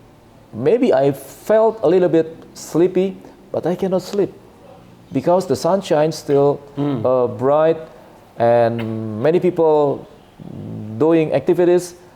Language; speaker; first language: English; non-native, learner; Indonesian